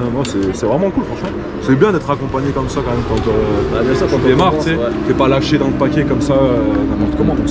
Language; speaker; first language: French; native; French